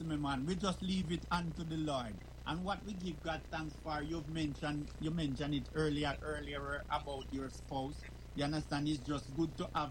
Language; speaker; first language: English; non-native, local second language; Jamaican Creole English